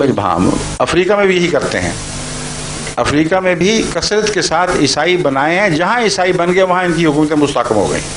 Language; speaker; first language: Urdu; native; Urdu